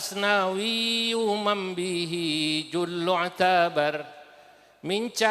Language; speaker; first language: Arabic; non-native, fluent; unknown